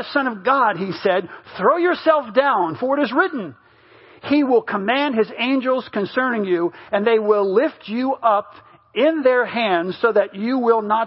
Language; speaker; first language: English; native; English